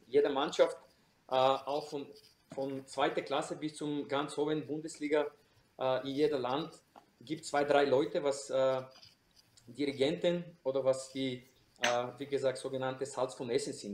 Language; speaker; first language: German; non-native, fluent; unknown